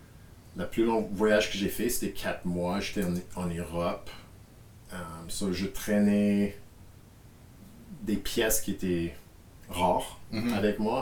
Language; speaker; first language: French; non-native, fluent; English